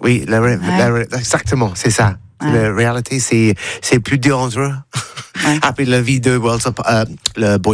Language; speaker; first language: French; non-native, learner; English